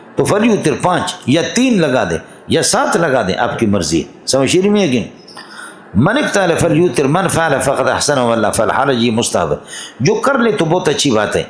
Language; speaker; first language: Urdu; non-native, local second language; Brahui